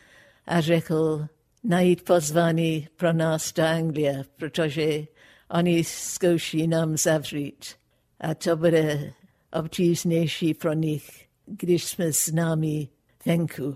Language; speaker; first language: Czech; non-native, fluent; English